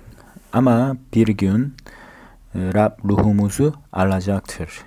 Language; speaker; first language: Turkish; non-native, fluent; Korean